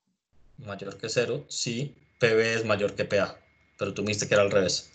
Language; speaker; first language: Spanish; native; Spanish